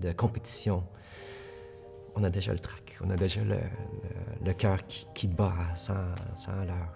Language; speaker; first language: French; early bilingual, other home language; Korean